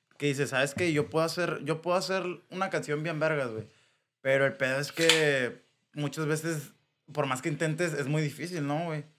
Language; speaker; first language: Spanish; native; Spanish